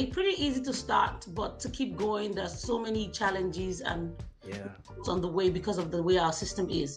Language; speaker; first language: English; non-native, local second language; Igbo